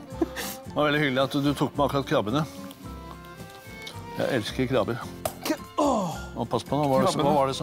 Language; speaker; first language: Norwegian; native; Norwegian